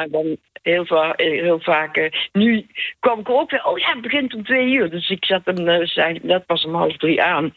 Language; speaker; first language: Dutch; native; Dutch